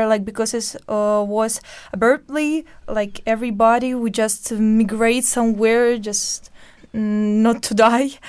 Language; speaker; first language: English; early bilingual, other home language; Ukrainian